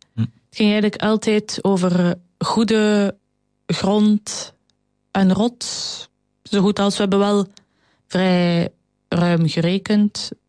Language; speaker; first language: Dutch; native; Dutch